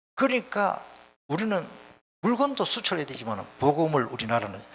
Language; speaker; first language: Korean; native; Korean